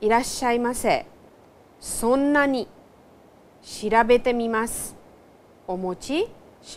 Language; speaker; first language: Japanese; non-native, fluent; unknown